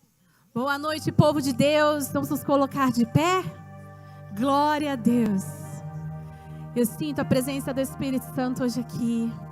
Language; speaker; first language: Portuguese; native; Portuguese